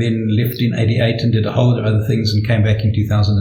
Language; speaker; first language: English; native; English